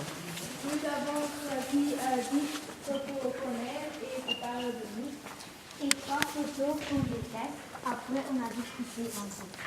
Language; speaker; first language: French; non-native, local second language; Dutch